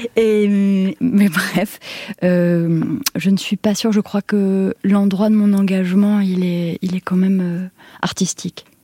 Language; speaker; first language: French; native; French